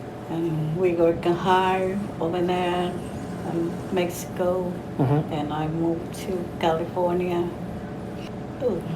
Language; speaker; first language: English; non-native, learner; Spanish